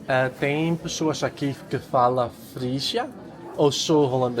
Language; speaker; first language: Portuguese; non-native, learner; Dutch